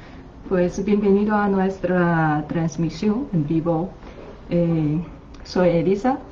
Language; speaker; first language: Spanish; non-native, learner; Chinese